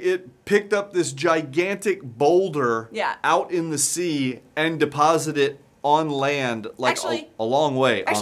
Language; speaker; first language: English; native; English